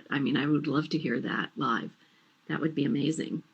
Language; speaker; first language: English; native; English